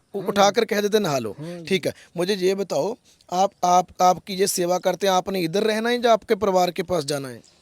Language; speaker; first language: Hindi; non-native, local second language; Punjabi